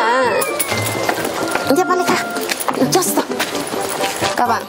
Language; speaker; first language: Korean; non-native, learner; Vietnamese